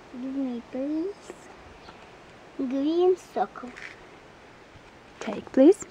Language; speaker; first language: English; non-native, learner; Russian